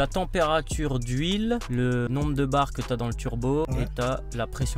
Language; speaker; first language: French; native; French